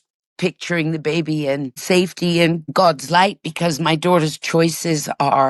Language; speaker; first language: English; native; English